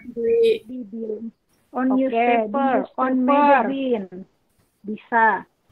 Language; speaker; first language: English; non-native, learner; Indonesian